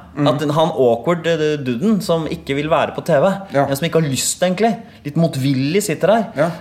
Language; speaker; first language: Norwegian; native; Norwegian